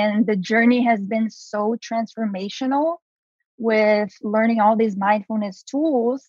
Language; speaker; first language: English; non-native, fluent; Portuguese